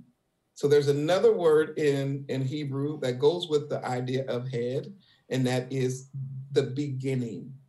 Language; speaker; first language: English; native; English